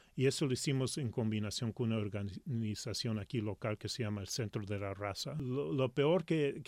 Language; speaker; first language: Spanish; early bilingual, heritage; Spanish